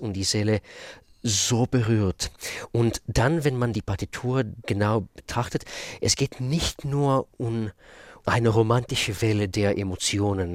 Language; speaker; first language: German; non-native, fluent; Russian